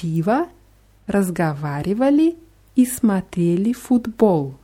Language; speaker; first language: Russian; non-native, learner; German